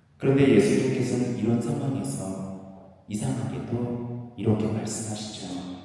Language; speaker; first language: Korean; native; Korean